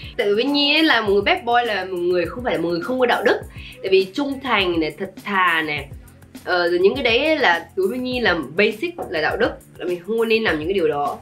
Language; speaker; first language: Vietnamese; early bilingual, heritage; Vietnamese